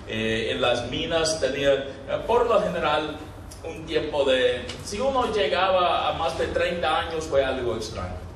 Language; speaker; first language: Spanish; non-native, fluent; English